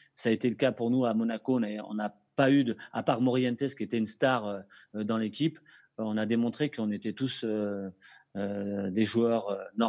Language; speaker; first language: French; native; French